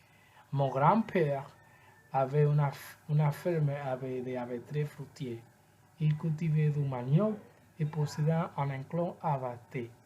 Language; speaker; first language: French; non-native, learner; Spanish